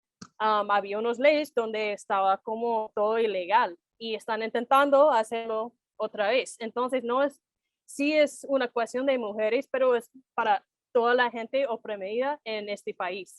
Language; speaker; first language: Spanish; non-native, fluent; English